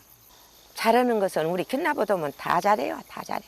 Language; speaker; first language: Korean; native; Korean